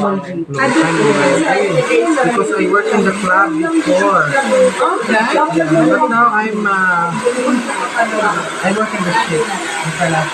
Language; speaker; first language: English; non-native, local second language; Filipino